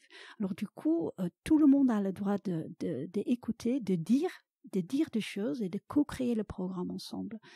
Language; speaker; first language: French; non-native, fluent; Dutch